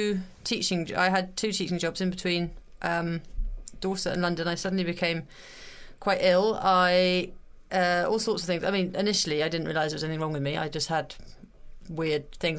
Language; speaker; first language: English; native; English